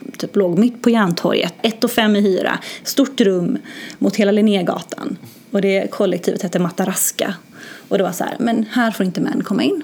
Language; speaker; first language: Swedish; early bilingual, other home language; Arabic